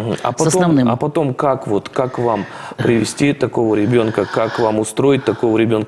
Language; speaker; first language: Russian; native; Russian